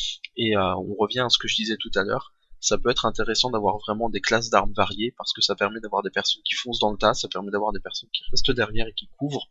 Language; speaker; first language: French; native; French